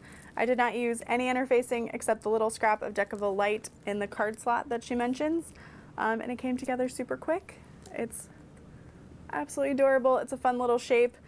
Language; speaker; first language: English; native; English